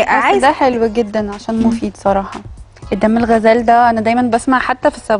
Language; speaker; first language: Arabic; native; Arabic